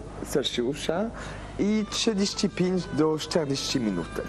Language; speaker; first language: Polish; non-native, learner; French